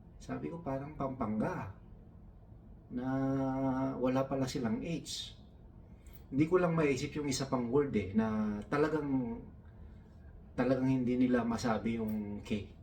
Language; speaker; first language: Filipino; non-native, local second language; Iloko